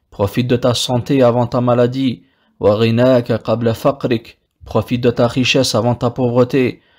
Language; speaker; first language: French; non-native, local second language; Wolof